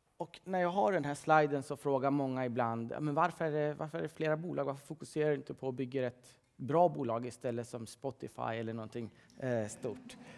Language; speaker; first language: Swedish; early bilingual, other home language; Persian